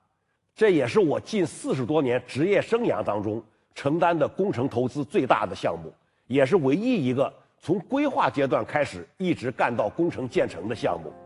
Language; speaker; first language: Chinese; native; Chinese